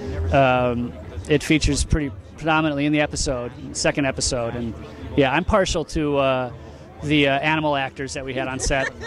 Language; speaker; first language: English; native; English